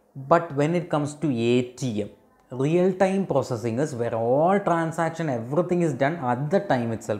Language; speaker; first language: English; non-native, local second language; Malayalam